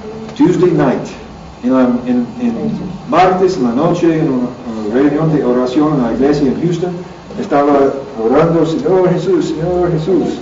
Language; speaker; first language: Spanish; non-native, learner; English